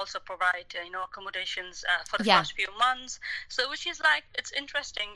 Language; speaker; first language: English; non-native, local second language; Nepali